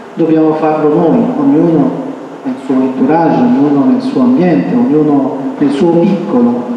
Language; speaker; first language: Italian; non-native, fluent; Armenian